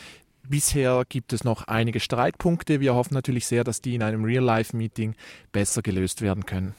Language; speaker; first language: German; native; German